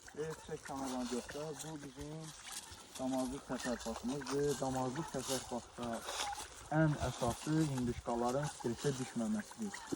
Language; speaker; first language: Azerbaijani; non-native, local second language; Lezghian